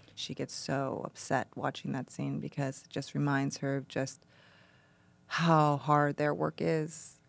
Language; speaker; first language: English; native; English